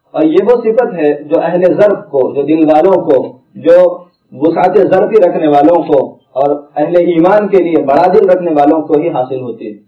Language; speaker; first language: Urdu; native; Urdu